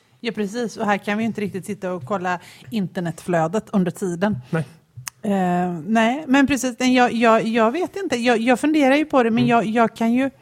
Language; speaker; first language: Swedish; native; Swedish